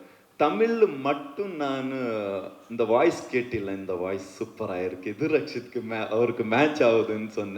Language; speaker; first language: Tamil; non-native, learner; Kannada